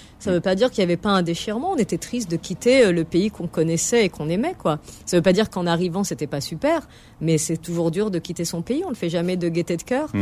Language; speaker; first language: French; native; French